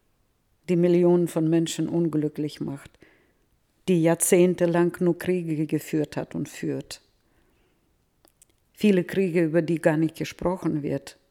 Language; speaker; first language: German; early bilingual, heritage; Russian